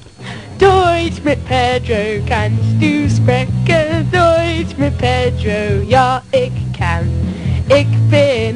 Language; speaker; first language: German; non-native, learner; English